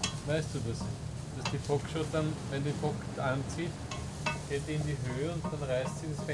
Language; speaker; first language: German; native; German